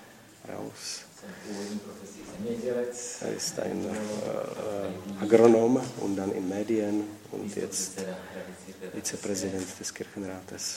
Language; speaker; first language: German; non-native, fluent; Czech